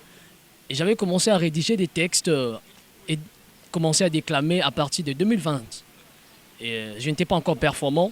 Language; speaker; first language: French; non-native, local second language; Lingala